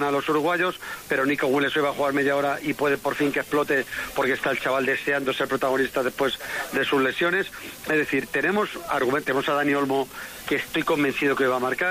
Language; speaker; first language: Spanish; native; Spanish